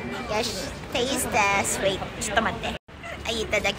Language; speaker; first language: Japanese; early bilingual, other home language; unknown